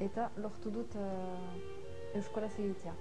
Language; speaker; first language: Basque; non-native, local second language; French